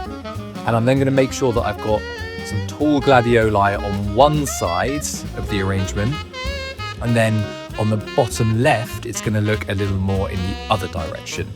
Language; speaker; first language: English; native; English